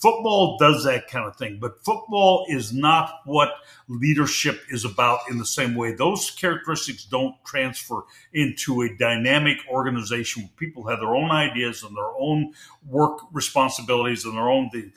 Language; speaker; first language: English; native; English